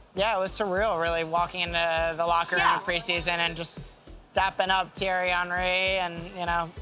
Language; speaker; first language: English; native; English